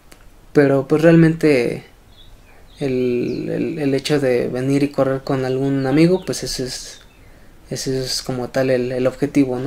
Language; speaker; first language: Spanish; native; Spanish